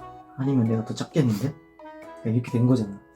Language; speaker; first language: Korean; native; Korean